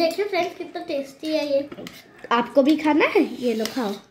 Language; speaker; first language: Hindi; native; Hindi